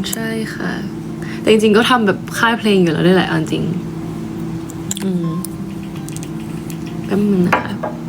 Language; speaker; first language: Thai; early bilingual, heritage; Thai